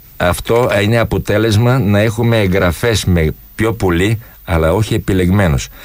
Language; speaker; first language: Greek; non-native, fluent; Polish